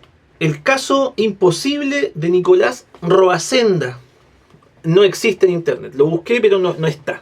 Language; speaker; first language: Spanish; native; Spanish